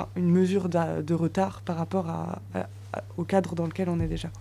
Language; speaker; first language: French; native; French